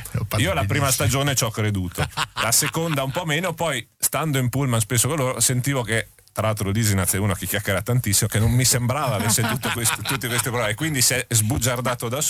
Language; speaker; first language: Italian; native; Italian